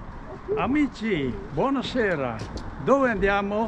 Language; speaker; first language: Italian; native; Italian